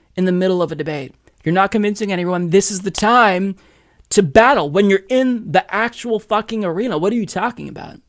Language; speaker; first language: English; native; English